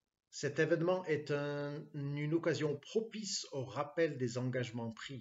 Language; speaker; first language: French; non-native, fluent; English